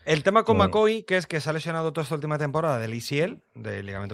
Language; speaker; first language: Spanish; native; Spanish